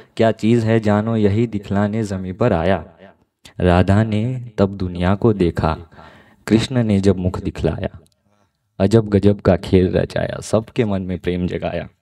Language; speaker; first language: Hindi; non-native, local second language; Gujarati